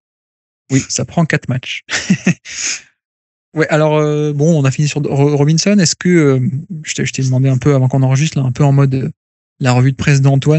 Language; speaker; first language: French; native; French